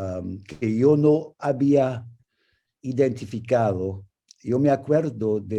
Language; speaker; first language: Spanish; non-native, fluent; English